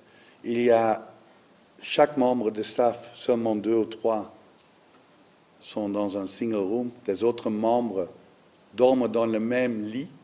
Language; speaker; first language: French; non-native, fluent; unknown